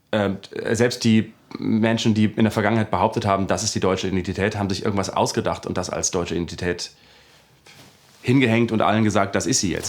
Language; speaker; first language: German; native; German